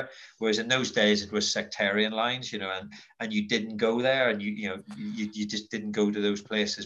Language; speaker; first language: English; native; English